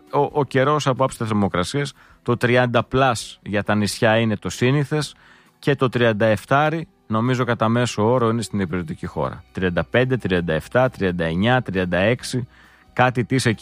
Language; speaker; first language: Greek; native; Greek